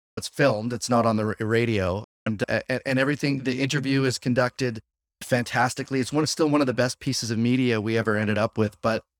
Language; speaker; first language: English; native; English